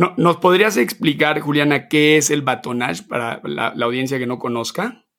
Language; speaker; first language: Spanish; native; Spanish